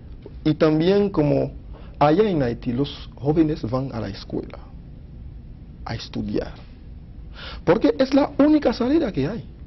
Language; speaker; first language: Spanish; non-native, fluent; Haitian Creole